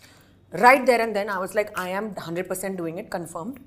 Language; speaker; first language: Telugu; non-native, local second language; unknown